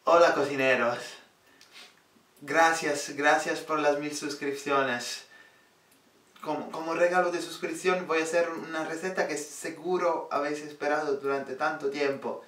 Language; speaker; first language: Spanish; non-native, fluent; Italian